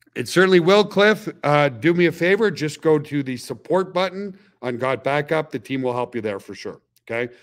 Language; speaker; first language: English; native; English